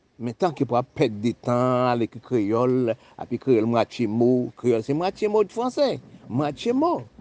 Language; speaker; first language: French; non-native, local second language; Haitian Creole